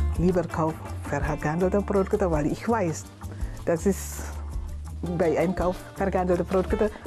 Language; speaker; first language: German; non-native, learner; Indonesian